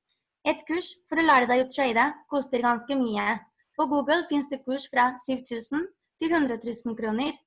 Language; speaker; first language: Norwegian; non-native, fluent; Spanish